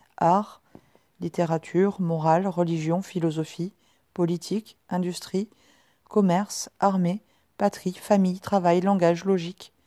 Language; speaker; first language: French; native; French